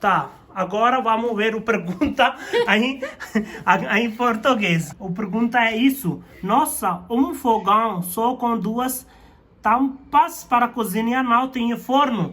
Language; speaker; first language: Portuguese; non-native, learner; Hindi